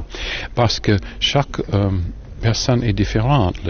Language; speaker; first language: French; non-native, fluent; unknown